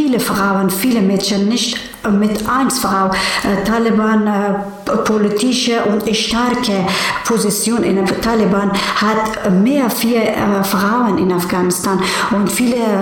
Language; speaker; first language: German; non-native, learner; Persian